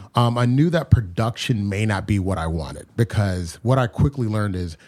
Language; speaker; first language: English; native; English